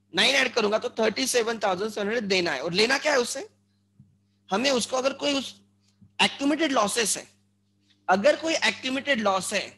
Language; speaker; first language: Hindi; non-native, local second language; Marathi